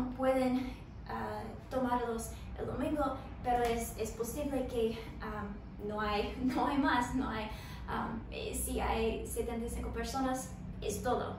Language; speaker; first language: Spanish; non-native, learner; English